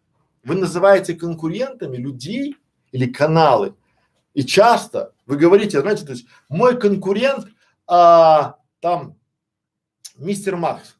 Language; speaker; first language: Russian; native; Russian